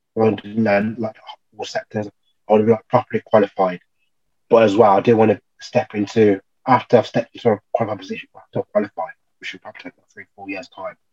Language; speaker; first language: English; native; English